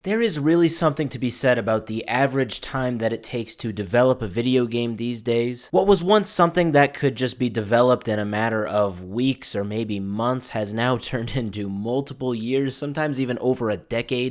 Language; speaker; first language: English; native; English